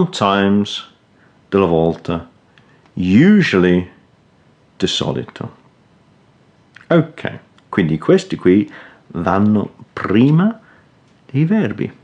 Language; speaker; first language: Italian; non-native, fluent; English